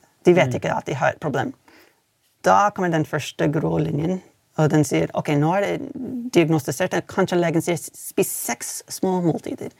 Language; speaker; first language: Norwegian; non-native, fluent; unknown